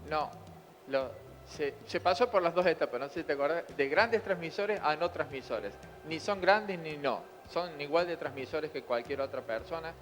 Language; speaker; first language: Spanish; native; Spanish